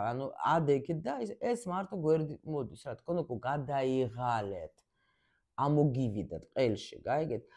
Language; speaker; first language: Georgian; early bilingual, heritage; Georgian